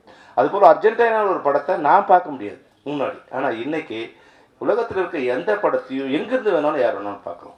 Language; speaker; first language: Tamil; native; Tamil